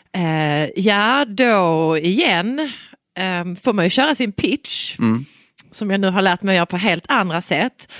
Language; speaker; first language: Swedish; native; Swedish